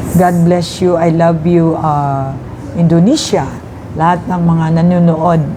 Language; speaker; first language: Filipino; non-native, local second language; Hiligaynon